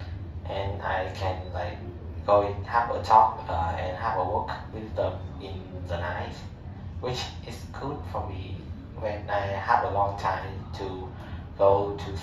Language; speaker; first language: English; non-native, learner; Vietnamese